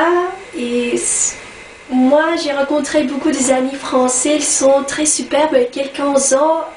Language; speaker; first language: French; non-native, learner; Russian